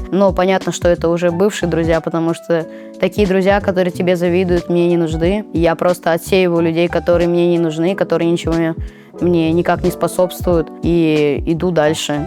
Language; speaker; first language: Russian; native; Russian